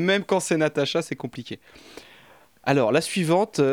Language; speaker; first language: French; native; French